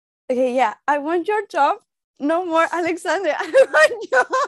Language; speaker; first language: English; non-native, learner; Spanish